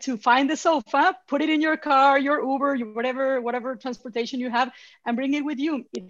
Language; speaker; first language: English; non-native, fluent; Spanish